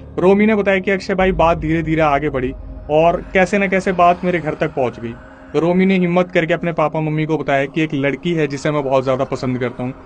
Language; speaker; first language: Hindi; native; Hindi